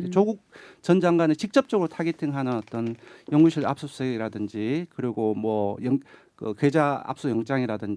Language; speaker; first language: Korean; native; Korean